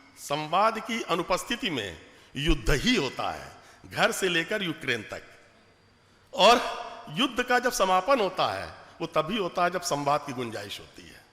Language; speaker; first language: Hindi; native; Hindi